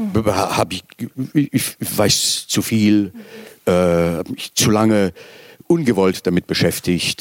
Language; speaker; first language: German; native; German